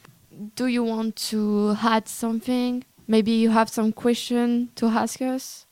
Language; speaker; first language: English; non-native, learner; French